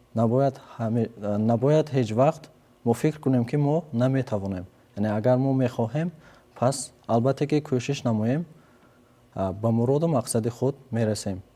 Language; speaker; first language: Tajik; native; Tajik